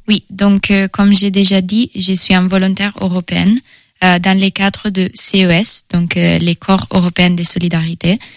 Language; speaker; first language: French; non-native, fluent; Italian